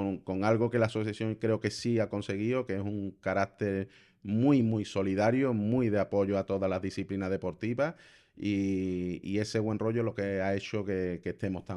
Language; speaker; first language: Spanish; native; Spanish